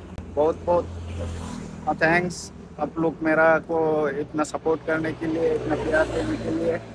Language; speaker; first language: Hindi; non-native, learner; Bangla